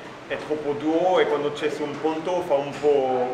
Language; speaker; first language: Italian; non-native, learner; French